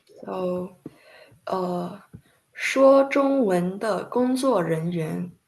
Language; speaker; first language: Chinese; early bilingual, heritage; Chinese